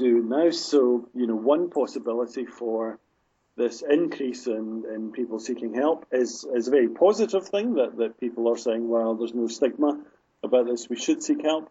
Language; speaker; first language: English; native; English